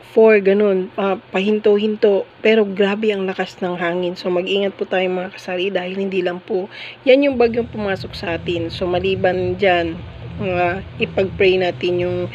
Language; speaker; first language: Filipino; non-native, local second language; Cebuano